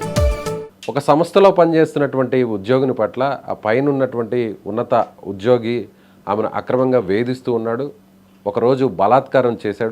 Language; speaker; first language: Telugu; native; Telugu